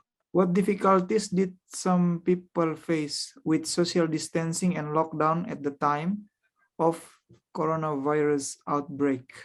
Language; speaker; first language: English; non-native, fluent; Indonesian